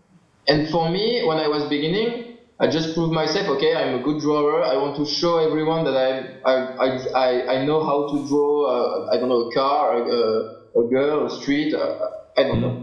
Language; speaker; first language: English; non-native, learner; French